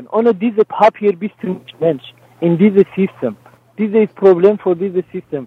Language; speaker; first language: German; non-native, learner; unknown